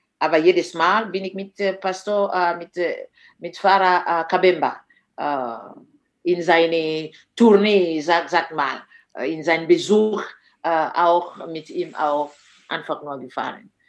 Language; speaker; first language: German; non-native, fluent; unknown